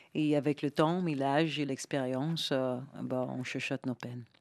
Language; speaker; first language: French; non-native, fluent; English